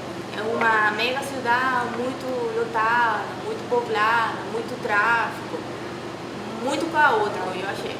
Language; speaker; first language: Portuguese; non-native, fluent; Spanish